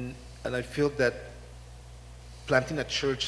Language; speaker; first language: English; non-native, fluent; Spanish